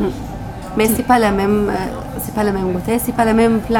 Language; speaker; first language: French; non-native, learner; Arabic